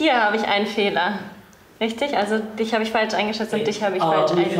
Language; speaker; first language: German; early bilingual, other home language; Turkish